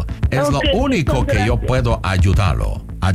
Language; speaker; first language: Spanish; non-native, local second language; English